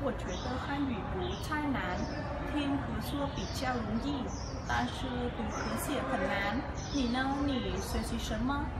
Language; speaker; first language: Chinese; non-native, learner; Vietnamese